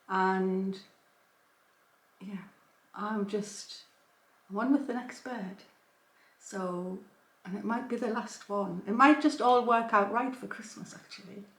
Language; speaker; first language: English; native; English